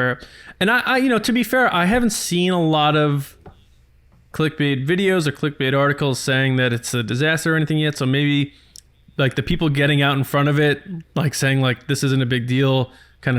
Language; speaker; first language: English; native; English